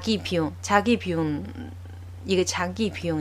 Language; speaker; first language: Korean; non-native, learner; Chinese